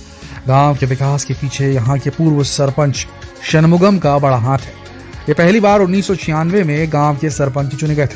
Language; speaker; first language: Hindi; native; Hindi